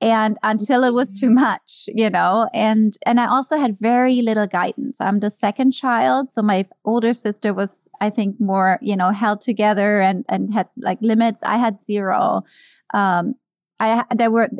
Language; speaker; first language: English; non-native, fluent; German